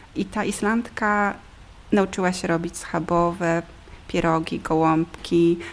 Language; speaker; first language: Polish; native; Polish